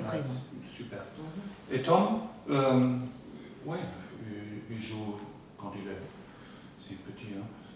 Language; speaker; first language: French; non-native, learner; German